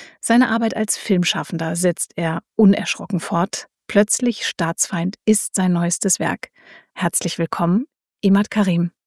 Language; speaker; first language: German; native; German